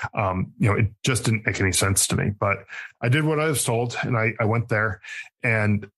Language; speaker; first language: English; native; English